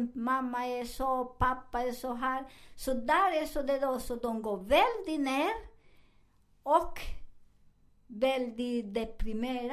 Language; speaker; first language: Swedish; non-native, learner; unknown